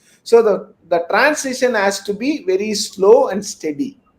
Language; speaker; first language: English; non-native, local second language; Tamil